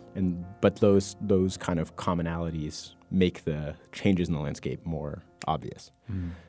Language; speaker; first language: English; native; English